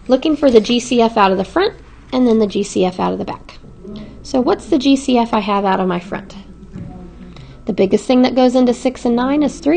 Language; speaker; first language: English; native; English